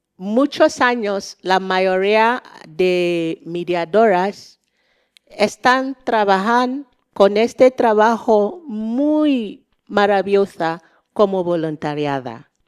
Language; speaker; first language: Spanish; non-native, learner; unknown